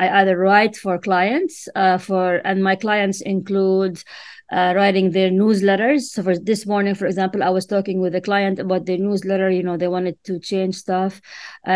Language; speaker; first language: English; non-native, fluent; Arabic